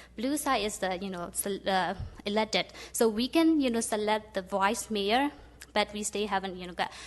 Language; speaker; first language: English; non-native, fluent; Burmese